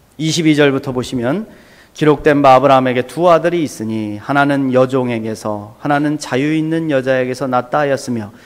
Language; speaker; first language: Korean; native; Korean